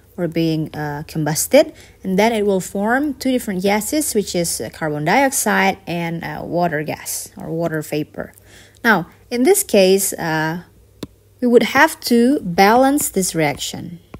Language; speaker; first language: English; non-native, fluent; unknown